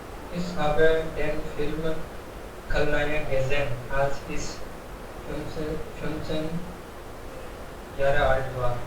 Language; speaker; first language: German; non-native, learner; Hindi